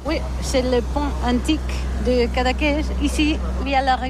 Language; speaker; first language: French; non-native, learner; Catalan